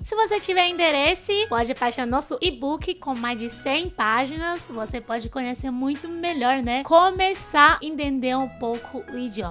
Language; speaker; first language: Portuguese; non-native, fluent; Chinese